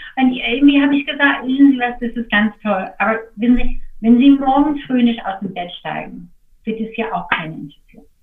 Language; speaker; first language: German; non-native, fluent; English